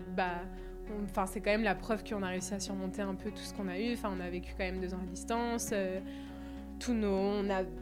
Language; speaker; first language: French; native; French